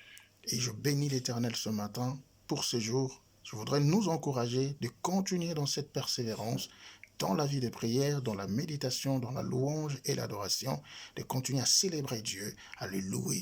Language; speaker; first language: French; non-native, local second language; Lingala